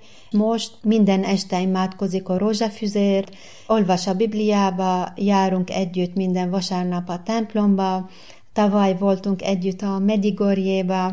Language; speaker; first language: Hungarian; non-native, learner; Arabic